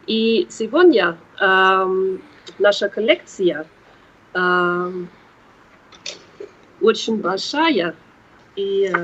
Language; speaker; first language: Russian; non-native, fluent; German